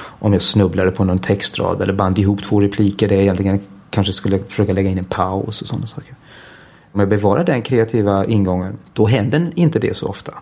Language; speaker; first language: Swedish; early bilingual, heritage; Swedish